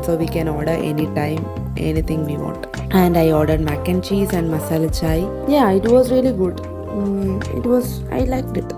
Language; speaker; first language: Malayalam; native; Malayalam